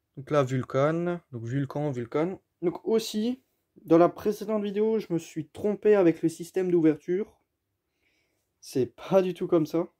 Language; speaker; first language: French; native; French